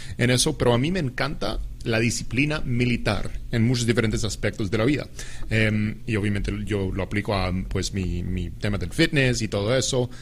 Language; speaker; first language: Spanish; non-native, fluent; English